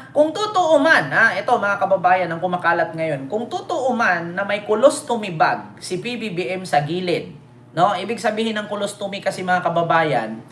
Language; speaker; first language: Filipino; native; Filipino